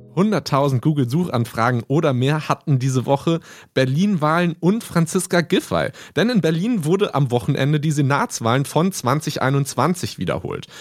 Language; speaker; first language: German; native; German